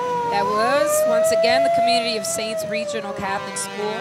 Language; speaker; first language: English; early bilingual, other home language; Spanish